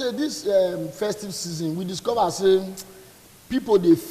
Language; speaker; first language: English; non-native, local second language; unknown